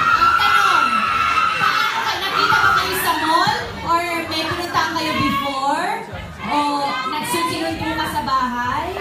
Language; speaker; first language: Filipino; native; Filipino